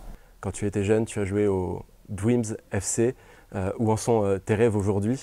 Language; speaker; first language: French; native; French